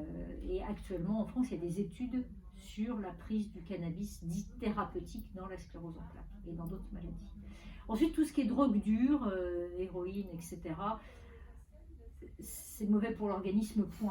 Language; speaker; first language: French; native; French